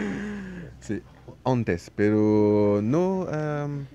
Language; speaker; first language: Spanish; non-native, learner; French